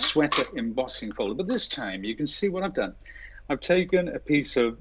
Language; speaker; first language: English; native; English